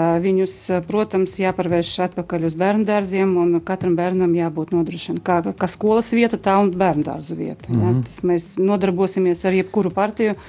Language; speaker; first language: Latvian; non-native, local second language; Russian